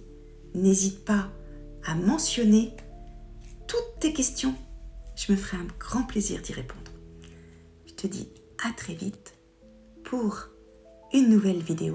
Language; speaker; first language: French; native; French